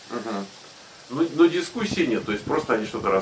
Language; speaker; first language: Russian; native; Russian